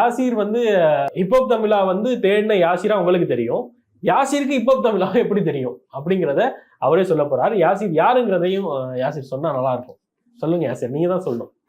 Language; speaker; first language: Tamil; native; Tamil